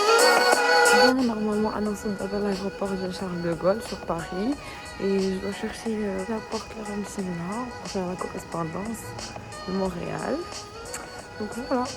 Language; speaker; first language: French; non-native, local second language; Arabic